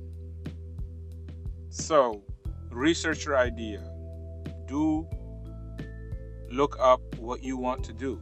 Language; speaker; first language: English; non-native, local second language; Urdu